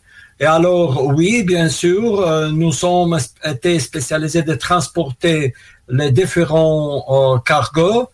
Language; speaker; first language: French; non-native, learner; Russian